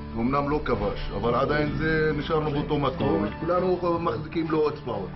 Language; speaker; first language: Hebrew; non-native, local second language; Arabic